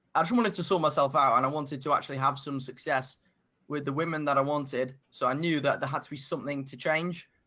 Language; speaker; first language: English; native; English